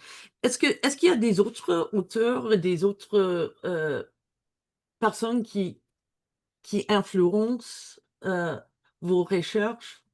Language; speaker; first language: French; non-native, learner; English